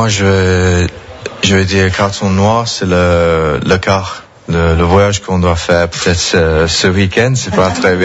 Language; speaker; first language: French; non-native, fluent; English